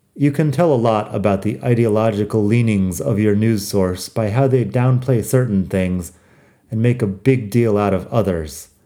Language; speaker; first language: English; native; English